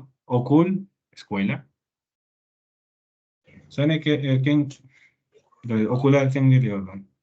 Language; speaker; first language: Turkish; non-native, learner; Spanish